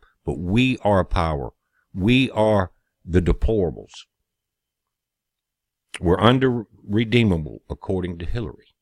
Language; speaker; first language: English; native; English